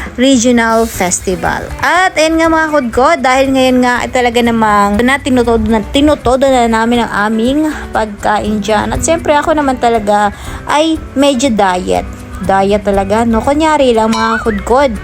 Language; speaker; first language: Filipino; native; Filipino